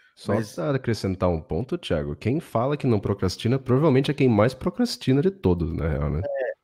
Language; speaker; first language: Portuguese; native; Portuguese